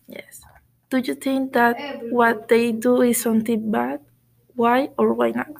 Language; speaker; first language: English; non-native, learner; Spanish